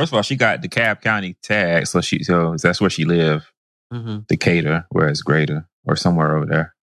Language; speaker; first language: English; native; English